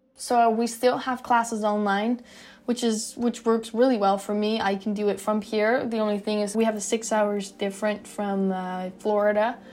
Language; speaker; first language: English; non-native, fluent; Dutch